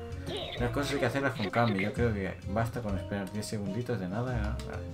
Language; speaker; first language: Spanish; native; Spanish